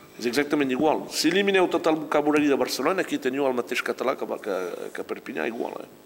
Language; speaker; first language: Catalan; non-native, local second language; French